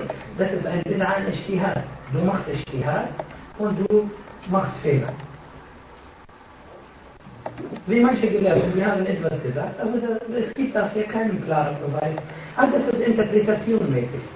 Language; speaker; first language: German; non-native, fluent; Arabic